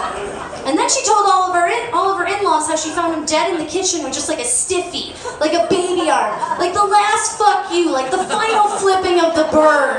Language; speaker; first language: English; native; English